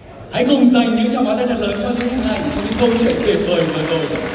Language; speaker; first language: Vietnamese; native; Vietnamese